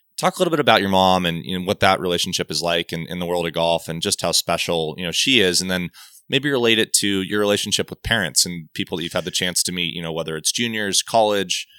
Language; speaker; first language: English; native; English